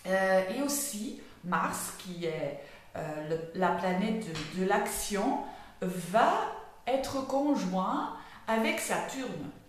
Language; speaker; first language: French; non-native, learner; Dutch